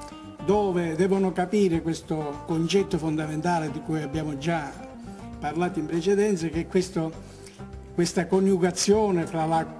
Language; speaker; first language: Italian; native; Italian